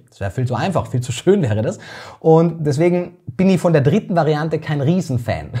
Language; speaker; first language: German; native; German